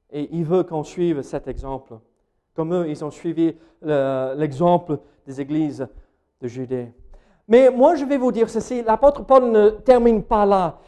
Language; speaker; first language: French; non-native, fluent; English